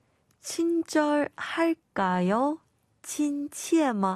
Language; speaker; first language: Korean; non-native, learner; Chinese